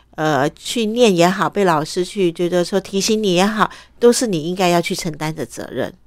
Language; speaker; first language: Chinese; early bilingual, other home language; Cantonese